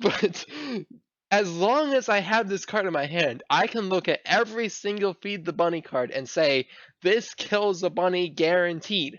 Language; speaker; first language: English; native; English